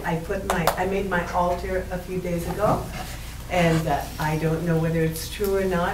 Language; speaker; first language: English; native; English